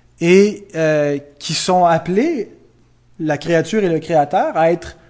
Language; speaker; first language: French; native; French